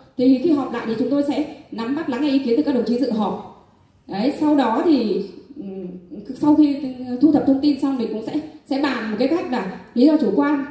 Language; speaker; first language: Vietnamese; non-native, local second language; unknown